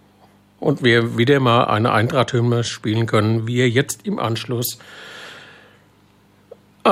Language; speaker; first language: German; native; German